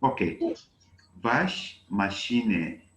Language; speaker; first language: German; non-native, learner; Bemba